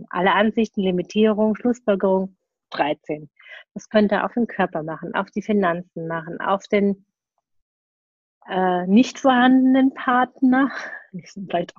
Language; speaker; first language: German; native; German